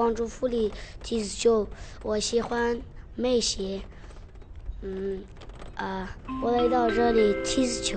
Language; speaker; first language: Chinese; non-native, local second language; Uyghur